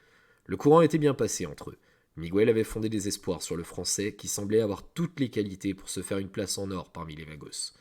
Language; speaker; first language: French; native; French